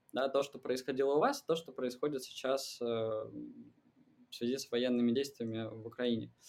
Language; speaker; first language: Russian; native; Russian